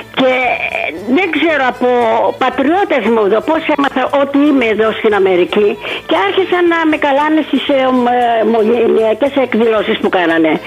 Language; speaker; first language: Greek; native; Greek